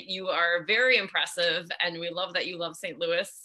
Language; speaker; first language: English; native; English